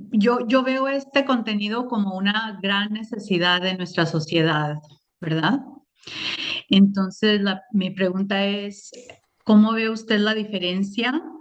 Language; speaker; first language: Spanish; early bilingual, other home language; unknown